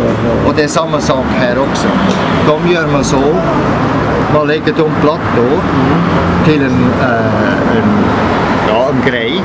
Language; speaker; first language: Swedish; non-native, fluent; German